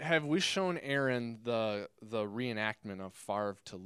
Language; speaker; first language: English; native; English